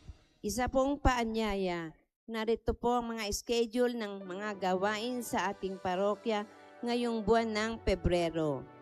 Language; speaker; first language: Filipino; native; Filipino